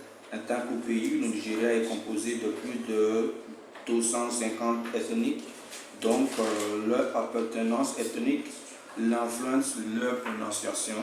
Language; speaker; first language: French; non-native, fluent; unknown